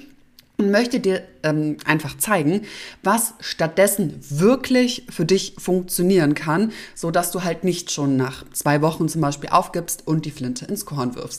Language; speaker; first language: German; native; German